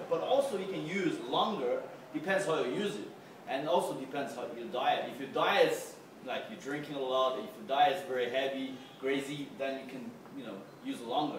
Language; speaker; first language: English; non-native, fluent; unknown